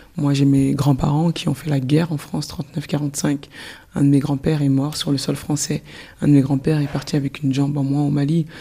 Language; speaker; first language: French; early bilingual, other home language; Soninke